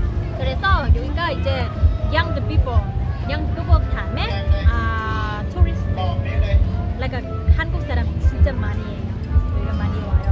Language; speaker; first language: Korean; non-native, learner; Vietnamese